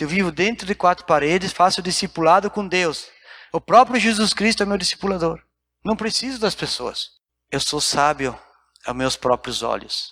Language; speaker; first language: Portuguese; native; Portuguese